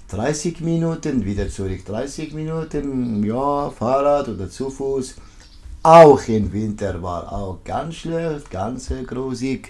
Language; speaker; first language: German; non-native, learner; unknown